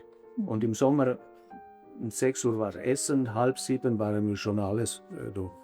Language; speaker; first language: German; early bilingual, other home language; Italian